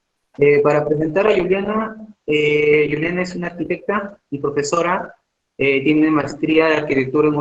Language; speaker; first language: Spanish; native; Spanish